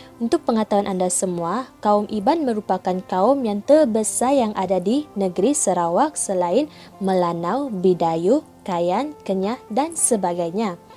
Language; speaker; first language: Malay; non-native, local second language; Iban